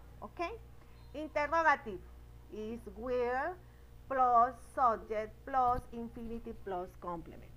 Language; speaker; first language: English; non-native, learner; Spanish